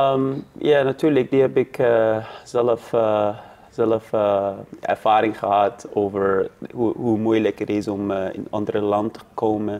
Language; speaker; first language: Dutch; non-native, learner; Persian